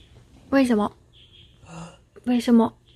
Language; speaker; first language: Chinese; non-native, learner; Javanese